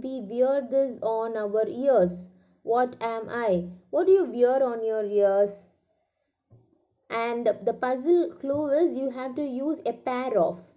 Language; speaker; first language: English; non-native, local second language; Tamil